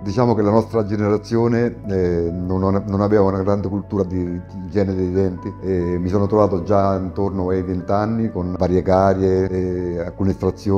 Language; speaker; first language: Italian; native; Italian